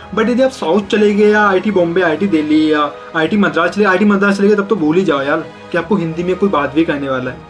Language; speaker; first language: Hindi; native; Hindi